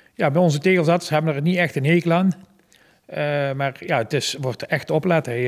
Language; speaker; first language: Dutch; native; Dutch